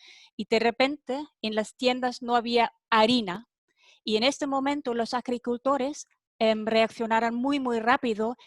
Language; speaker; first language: Spanish; non-native, fluent; German